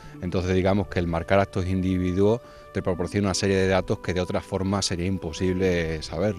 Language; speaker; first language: Spanish; native; Spanish